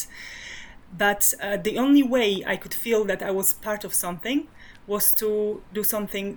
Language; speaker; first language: English; non-native, fluent; Polish